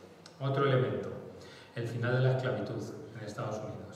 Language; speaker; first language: Spanish; native; Spanish